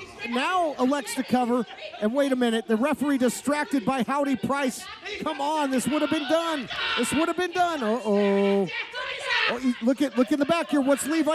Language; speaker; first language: English; native; English